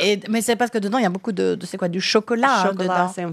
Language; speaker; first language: French; native; French